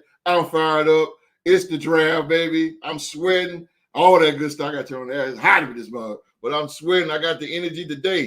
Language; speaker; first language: English; native; English